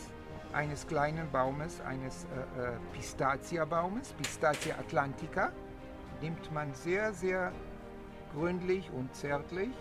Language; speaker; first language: German; non-native, fluent; Hebrew